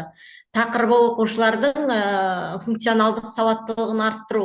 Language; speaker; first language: Kazakh; native; Kazakh